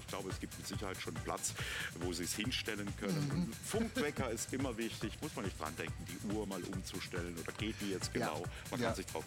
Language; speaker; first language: German; native; German